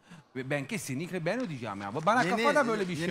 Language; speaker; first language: Turkish; non-native, learner; English